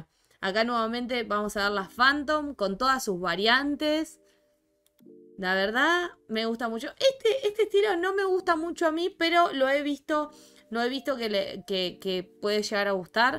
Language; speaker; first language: Spanish; native; Spanish